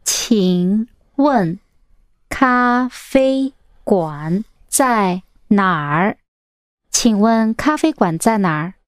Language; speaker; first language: Chinese; non-native, learner; English